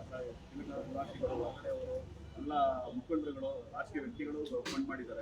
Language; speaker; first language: Kannada; native; Kannada